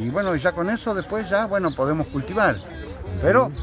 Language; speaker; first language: Spanish; native; Spanish